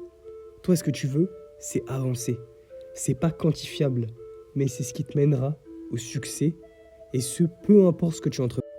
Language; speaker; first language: French; native; French